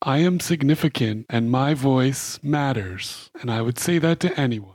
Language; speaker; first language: English; native; English